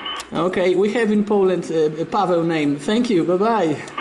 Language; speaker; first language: English; non-native, learner; Polish